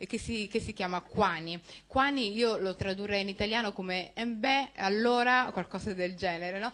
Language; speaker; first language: Italian; early bilingual, other home language; Somali